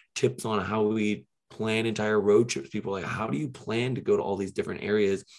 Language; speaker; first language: English; native; English